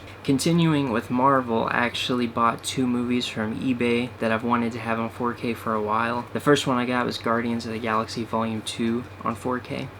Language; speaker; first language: English; native; English